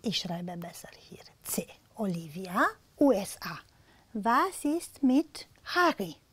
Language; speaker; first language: German; non-native, fluent; Romanian